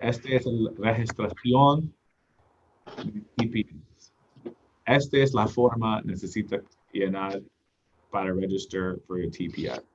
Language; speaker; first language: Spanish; non-native, learner; English